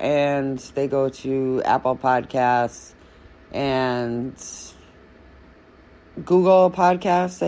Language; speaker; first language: English; native; English